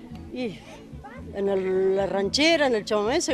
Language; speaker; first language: Spanish; native; Spanish